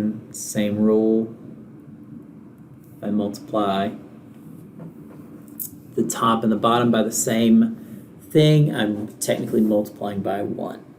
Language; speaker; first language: English; native; English